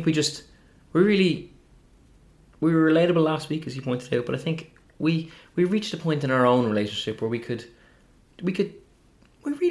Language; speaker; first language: English; native; English